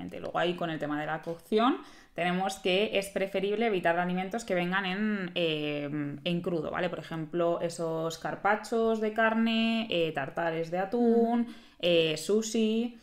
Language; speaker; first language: Spanish; native; Spanish